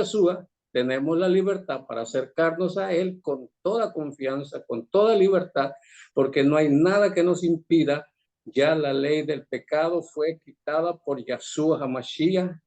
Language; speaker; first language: Spanish; native; Spanish